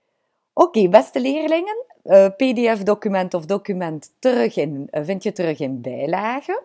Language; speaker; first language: Dutch; non-native, local second language; French